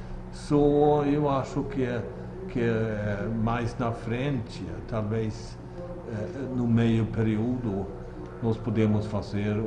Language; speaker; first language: Portuguese; non-native, learner; Swedish